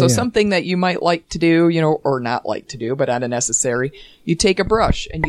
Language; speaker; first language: English; native; English